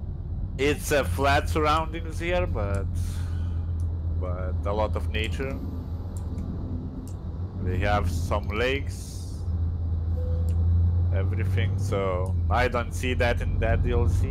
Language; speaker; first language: English; non-native, learner; Lithuanian